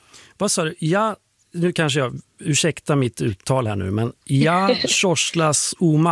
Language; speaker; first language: Swedish; native; Swedish